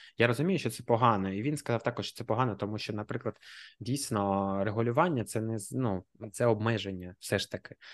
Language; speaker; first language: Ukrainian; native; Ukrainian